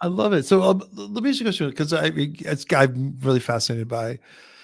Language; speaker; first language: English; native; English